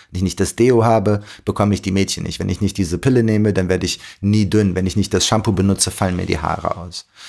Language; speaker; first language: German; early bilingual, other home language; Arabic